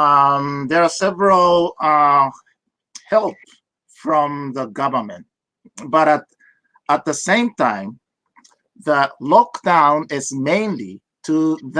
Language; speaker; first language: English; non-native, fluent; Japanese